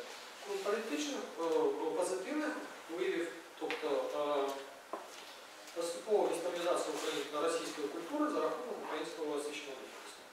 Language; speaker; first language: Ukrainian; native; Ukrainian